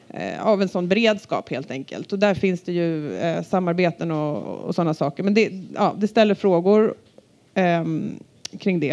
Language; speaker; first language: Swedish; native; Swedish